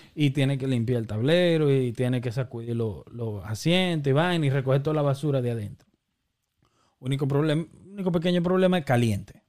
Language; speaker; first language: Spanish; native; Spanish